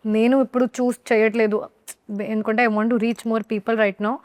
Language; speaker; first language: Telugu; non-native, learner; Hindi